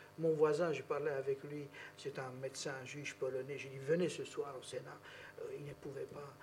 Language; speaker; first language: French; non-native, fluent; Romanian